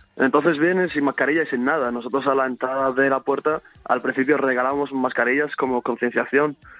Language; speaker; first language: Spanish; early bilingual, other home language; Arabic